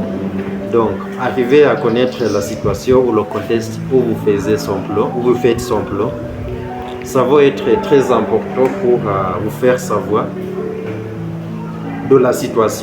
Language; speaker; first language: French; non-native, fluent; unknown